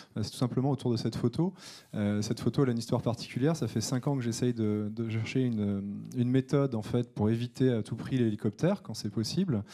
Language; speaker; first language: French; native; French